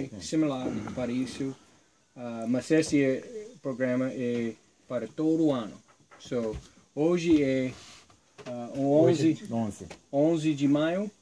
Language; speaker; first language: Portuguese; non-native, learner; English